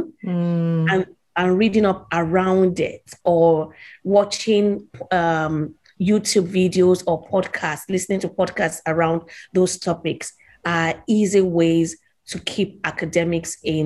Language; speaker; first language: English; non-native, local second language; Yoruba